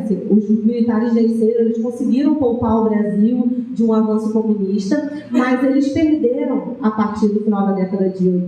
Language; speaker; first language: Portuguese; native; Portuguese